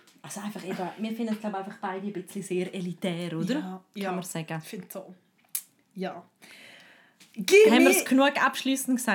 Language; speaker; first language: German; native; German